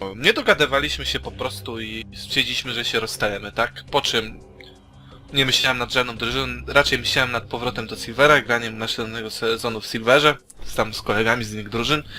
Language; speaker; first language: Polish; native; Polish